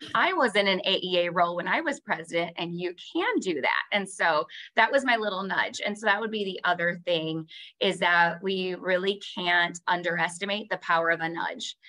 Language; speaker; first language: English; native; English